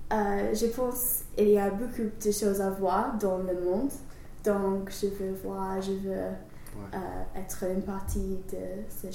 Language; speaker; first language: French; non-native, learner; English